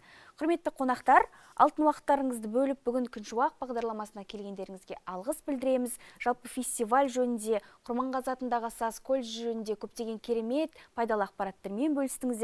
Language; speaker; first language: Kazakh; native; Kazakh